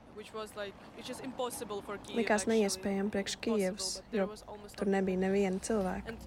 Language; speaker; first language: Latvian; non-native, fluent; Russian